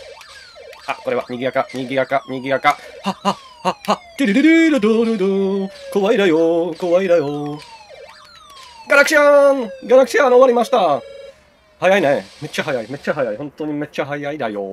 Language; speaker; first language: Japanese; non-native, learner; Czech